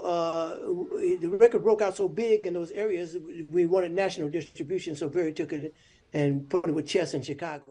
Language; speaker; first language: English; native; English